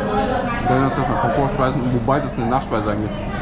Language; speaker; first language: German; native; German